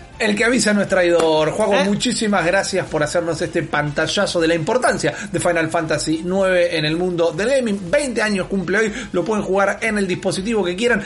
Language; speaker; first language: Spanish; native; Spanish